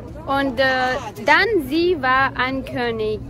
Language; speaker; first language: German; non-native, learner; Georgian